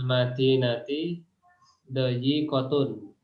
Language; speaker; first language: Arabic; non-native, learner; Indonesian